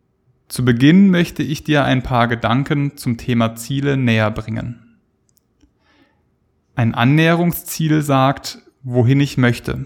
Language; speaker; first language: German; native; German